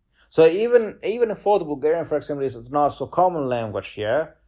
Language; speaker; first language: English; non-native, fluent; Italian